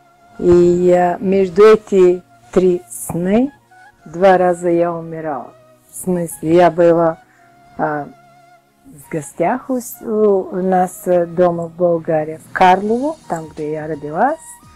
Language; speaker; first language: Russian; non-native, learner; Bulgarian